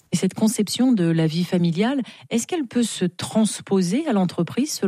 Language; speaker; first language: French; native; French